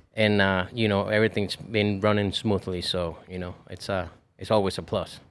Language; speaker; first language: English; non-native, fluent; Spanish